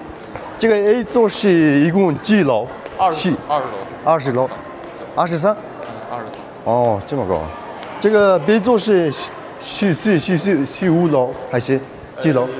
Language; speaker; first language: Chinese; non-native, learner; Mongolian